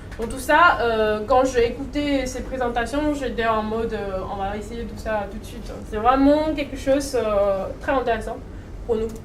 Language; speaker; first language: French; non-native, fluent; Chinese